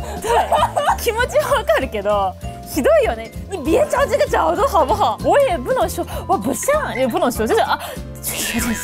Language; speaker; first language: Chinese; non-native, fluent; Japanese